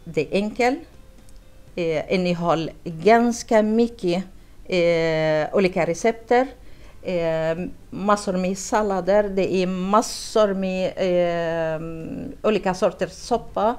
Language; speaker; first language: Swedish; non-native, learner; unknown